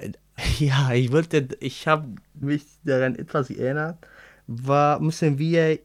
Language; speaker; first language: German; non-native, learner; Arabic